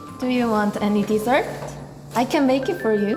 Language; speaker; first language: English; non-native, learner; Korean